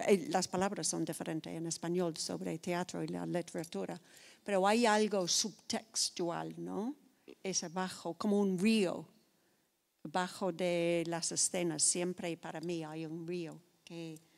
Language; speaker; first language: Spanish; non-native, fluent; English